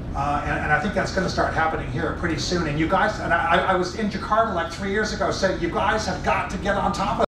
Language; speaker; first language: English; native; English